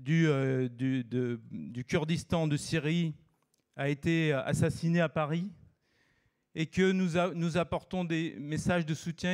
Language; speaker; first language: French; native; French